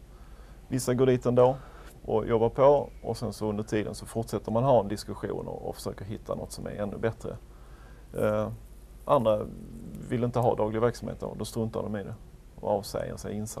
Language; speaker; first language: Swedish; native; Swedish